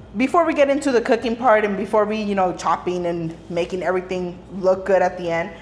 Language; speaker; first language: English; early bilingual, other home language; Spanish